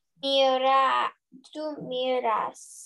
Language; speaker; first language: Spanish; non-native, learner; English